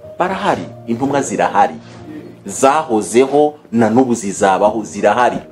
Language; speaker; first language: Kinyarwanda; early bilingual, heritage; Kinyarwanda